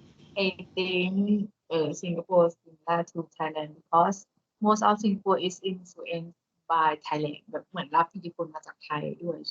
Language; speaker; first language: English; non-native, learner; Thai